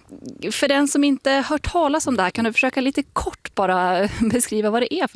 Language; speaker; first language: Swedish; native; Swedish